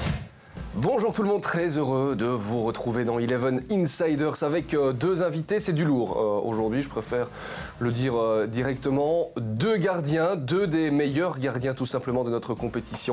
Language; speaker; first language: French; native; French